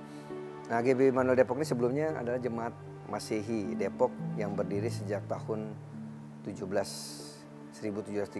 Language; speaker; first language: Indonesian; native; Indonesian